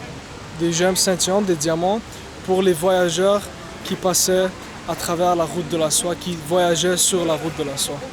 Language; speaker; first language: French; non-native, local second language; Arabic